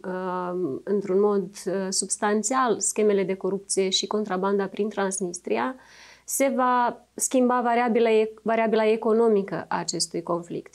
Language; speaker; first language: Romanian; native; Romanian